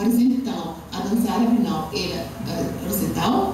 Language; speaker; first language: Portuguese; non-native, learner; Arabic